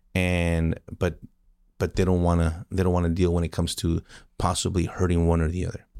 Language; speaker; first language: English; early bilingual, other home language; Spanish